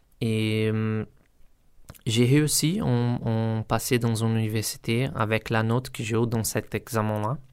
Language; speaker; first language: French; non-native, learner; Portuguese